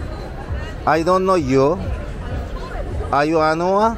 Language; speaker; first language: English; non-native, learner; Korean